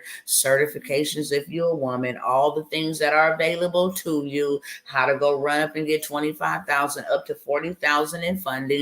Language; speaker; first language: English; native; English